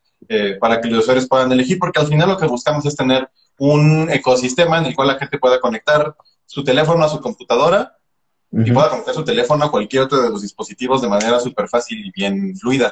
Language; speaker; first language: Spanish; native; Spanish